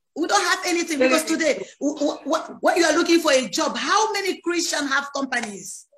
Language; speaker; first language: English; non-native, learner; French